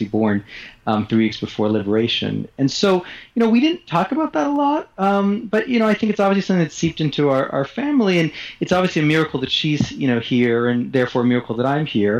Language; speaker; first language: English; native; English